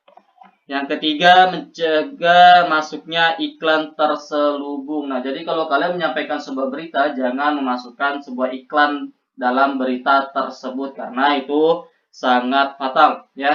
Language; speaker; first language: Indonesian; native; Indonesian